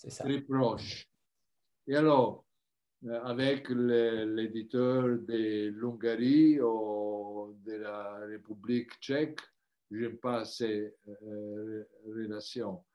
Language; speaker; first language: French; non-native, learner; Italian